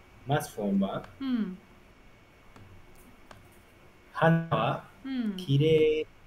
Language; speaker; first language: Japanese; non-native, learner; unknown